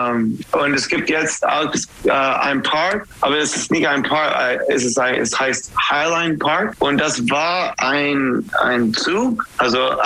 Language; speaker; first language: German; non-native, learner; English